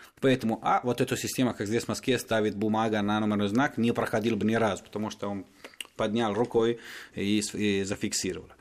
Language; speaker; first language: Russian; non-native, fluent; Italian